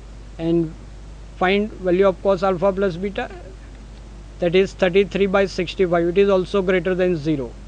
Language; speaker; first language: English; non-native, local second language; Gujarati